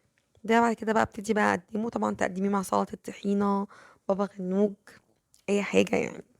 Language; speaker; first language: Arabic; native; Arabic